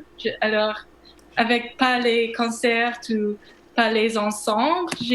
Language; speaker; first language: French; non-native, learner; English